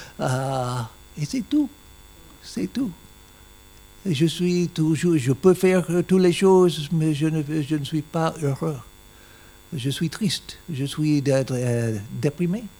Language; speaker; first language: French; non-native, learner; English